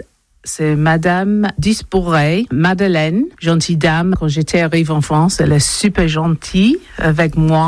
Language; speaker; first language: French; non-native, learner; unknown